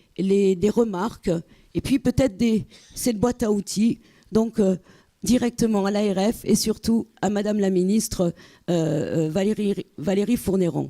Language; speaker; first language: French; native; French